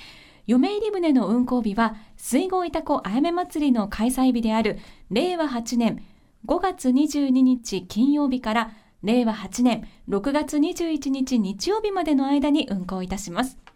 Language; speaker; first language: Japanese; native; Japanese